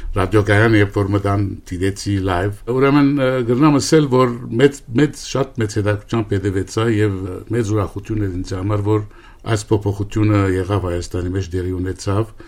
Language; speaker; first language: Armenian; early bilingual, heritage; Armenian